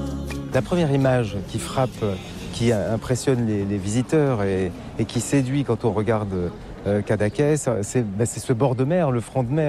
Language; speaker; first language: French; native; French